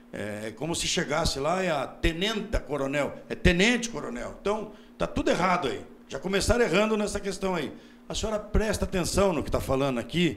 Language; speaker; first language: Portuguese; native; Portuguese